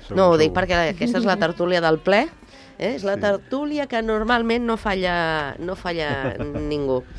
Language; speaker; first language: Catalan; native; Catalan